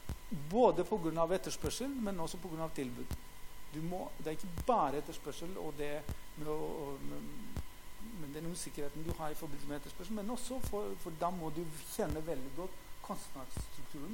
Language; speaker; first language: Norwegian; non-native, fluent; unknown